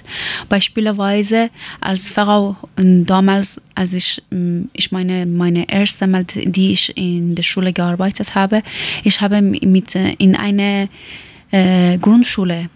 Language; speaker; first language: German; non-native, learner; Persian